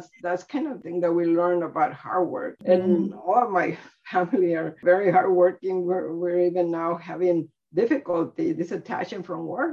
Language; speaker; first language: English; early bilingual, other home language; Spanish